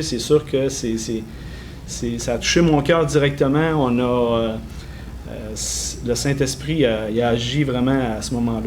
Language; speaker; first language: French; native; French